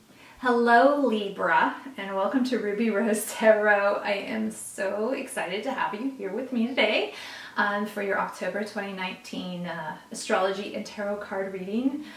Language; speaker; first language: English; native; English